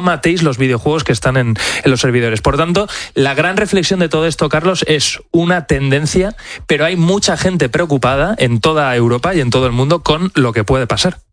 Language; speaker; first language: Spanish; native; Spanish